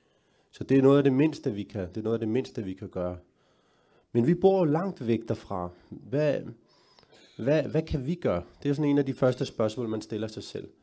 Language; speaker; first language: Danish; early bilingual, other home language; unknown